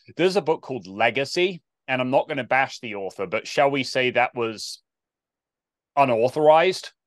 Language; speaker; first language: English; native; English